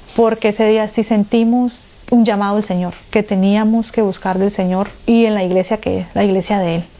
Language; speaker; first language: Spanish; native; Spanish